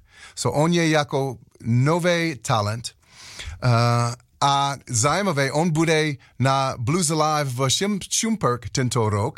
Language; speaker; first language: Czech; non-native, learner; English